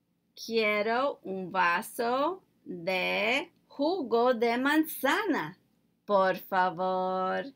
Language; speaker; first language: Spanish; non-native, learner; English